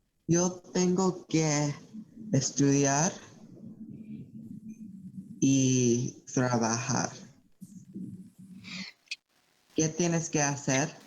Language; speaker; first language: Spanish; non-native, learner; English